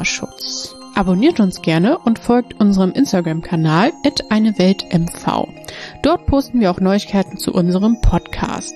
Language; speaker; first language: German; native; German